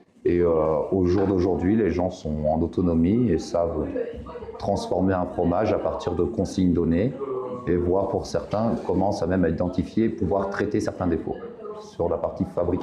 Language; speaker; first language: French; native; French